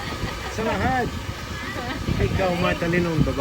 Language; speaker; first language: Cebuano; non-native, learner; English